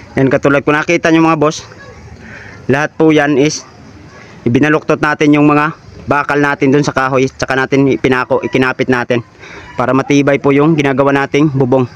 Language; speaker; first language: Filipino; non-native, local second language; Cebuano